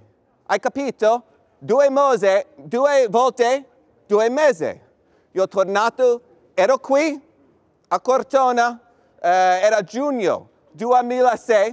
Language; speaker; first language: Italian; non-native, learner; English